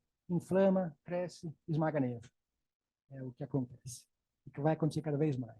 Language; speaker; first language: Portuguese; native; Portuguese